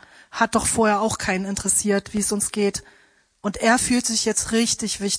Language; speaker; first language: German; native; German